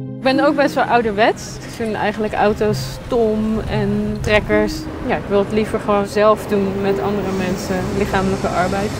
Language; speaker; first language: Dutch; native; Dutch